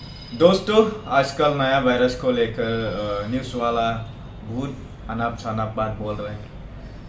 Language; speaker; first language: Hindi; non-native, local second language; Bodo